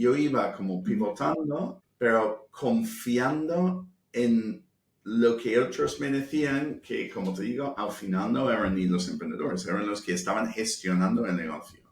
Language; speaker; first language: Spanish; non-native, fluent; English